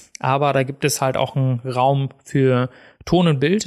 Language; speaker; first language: German; native; German